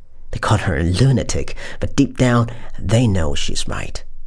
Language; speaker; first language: English; non-native, fluent; Chinese